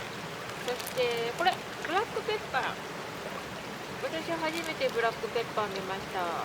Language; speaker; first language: Japanese; native; Japanese